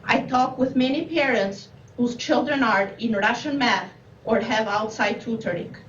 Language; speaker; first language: English; non-native, fluent; Albanian